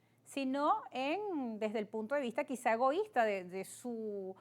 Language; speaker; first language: Spanish; native; Spanish